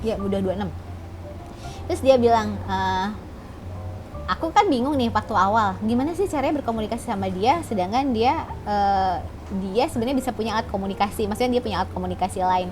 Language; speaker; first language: Indonesian; native; Indonesian